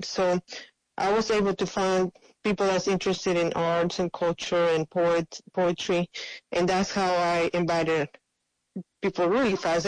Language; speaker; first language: English; non-native, fluent; Spanish